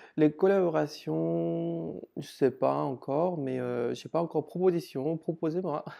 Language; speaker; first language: French; non-native, fluent; Korean